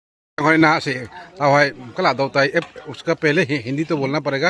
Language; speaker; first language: Hindi; non-native, local second language; Rongmei Naga